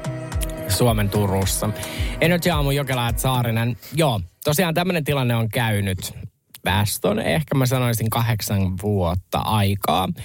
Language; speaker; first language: Finnish; native; Finnish